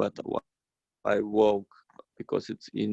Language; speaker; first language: English; non-native, fluent; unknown